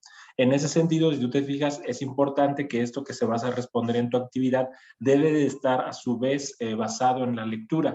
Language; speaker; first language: Spanish; native; Spanish